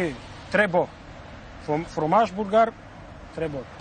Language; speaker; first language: French; non-native, learner; Bulgarian